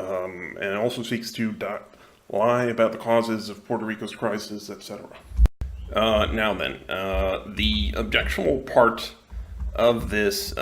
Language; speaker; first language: English; non-native, local second language; Spanish